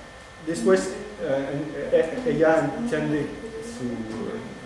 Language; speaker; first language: Spanish; non-native, fluent; French